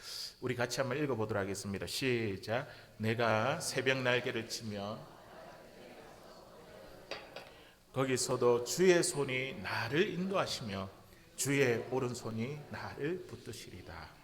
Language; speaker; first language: Korean; native; Korean